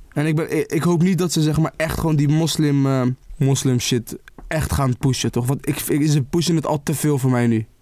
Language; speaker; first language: Dutch; early bilingual, other home language; Arabic